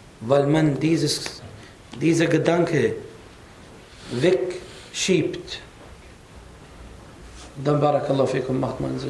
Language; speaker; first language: German; non-native, fluent; Arabic